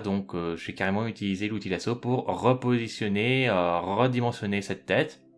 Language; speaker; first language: French; native; French